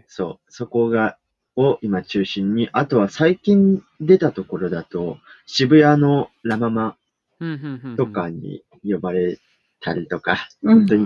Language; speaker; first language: Japanese; native; Japanese